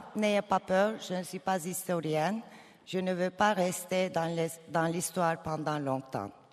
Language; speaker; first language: French; non-native, fluent; Turkish